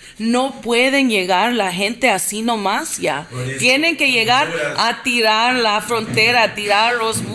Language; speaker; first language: Spanish; early bilingual, heritage; Spanish